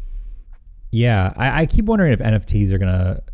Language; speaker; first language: English; native; English